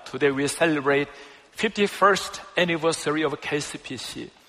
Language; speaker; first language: English; non-native, fluent; Korean